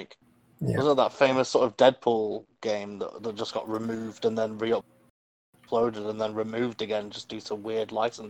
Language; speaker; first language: English; native; English